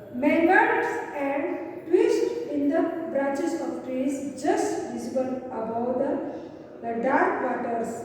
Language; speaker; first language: English; non-native, local second language; Hindi